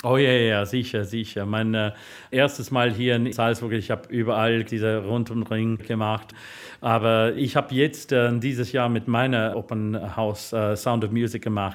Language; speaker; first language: German; non-native, fluent; English